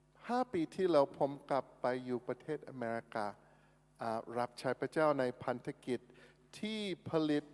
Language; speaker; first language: Thai; non-native, fluent; English